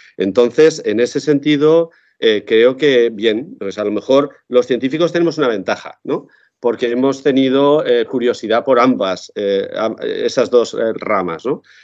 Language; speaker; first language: Spanish; native; Spanish